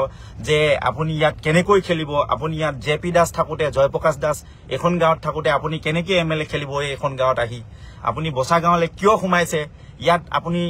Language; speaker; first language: Assamese; native; Assamese